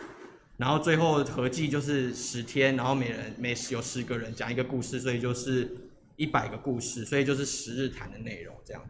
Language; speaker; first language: Chinese; native; Chinese